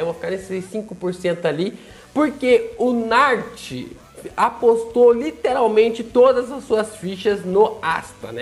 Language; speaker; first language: Portuguese; native; Portuguese